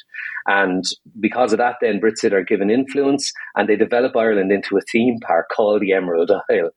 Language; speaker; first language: English; native; English